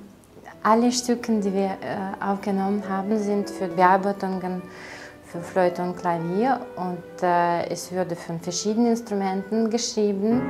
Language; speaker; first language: German; non-native, fluent; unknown